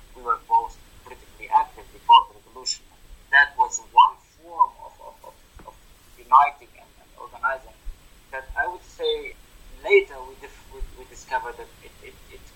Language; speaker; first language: English; non-native, fluent; Arabic